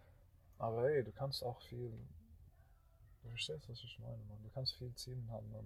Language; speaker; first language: German; non-native, learner; Arabic